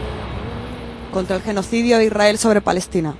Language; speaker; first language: Spanish; native; Spanish